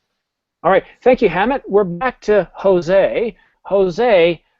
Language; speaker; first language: English; native; English